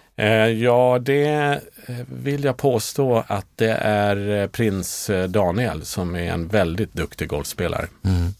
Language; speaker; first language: Swedish; native; Swedish